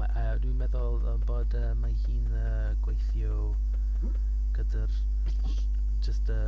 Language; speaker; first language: Welsh; non-native, learner; English